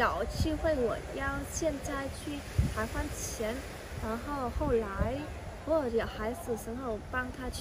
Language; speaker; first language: Chinese; non-native, learner; Vietnamese